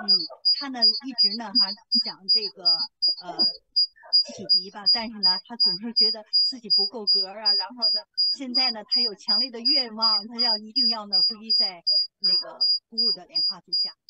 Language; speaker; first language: Chinese; native; Chinese